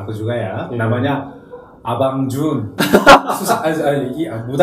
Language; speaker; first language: Indonesian; non-native, learner; Korean